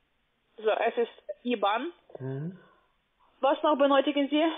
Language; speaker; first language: German; non-native, learner; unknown